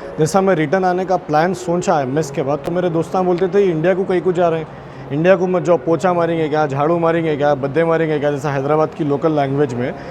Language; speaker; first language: Hindi; non-native, local second language; Urdu